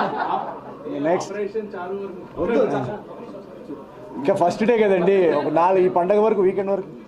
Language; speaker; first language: Telugu; native; Telugu